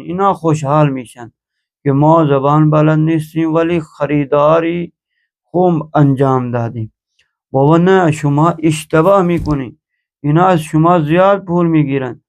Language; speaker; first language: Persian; non-native, fluent; Urdu